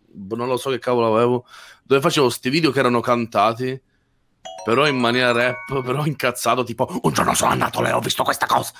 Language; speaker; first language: Italian; native; Italian